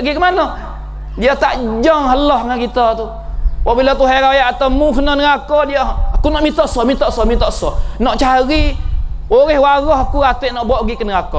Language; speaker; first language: Malay; native; Malay